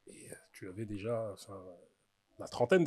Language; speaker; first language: French; early bilingual, other home language; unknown